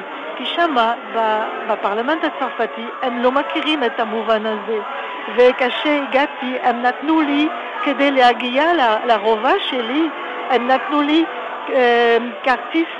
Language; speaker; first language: Hebrew; non-native, fluent; French